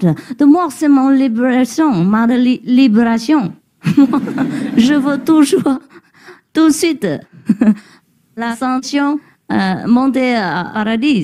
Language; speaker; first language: French; non-native, learner; Vietnamese